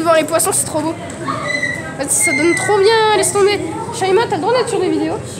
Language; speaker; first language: French; native; French